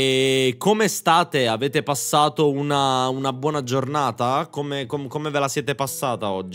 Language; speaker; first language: Italian; native; Italian